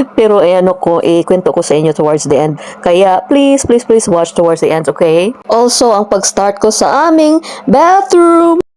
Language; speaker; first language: Filipino; native; Filipino